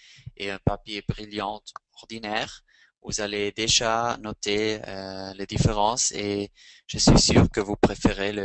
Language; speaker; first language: French; non-native, fluent; Spanish